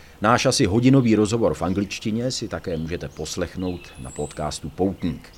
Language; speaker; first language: Czech; native; Czech